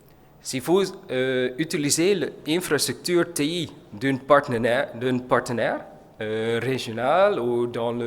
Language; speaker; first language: French; non-native, learner; Dutch